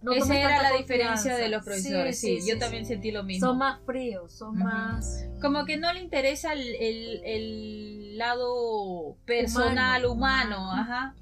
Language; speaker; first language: Spanish; early bilingual, heritage; Japanese